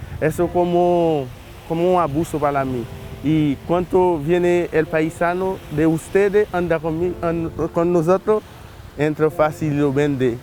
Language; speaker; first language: Spanish; non-native, learner; Haitian Creole